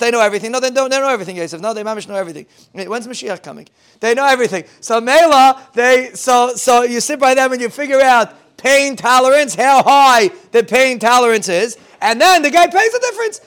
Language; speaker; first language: English; native; English